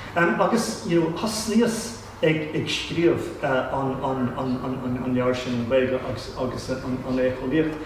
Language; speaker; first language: Irish; non-native, local second language; English